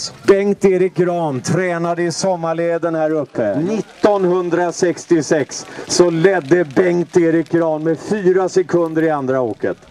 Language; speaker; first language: Swedish; native; Swedish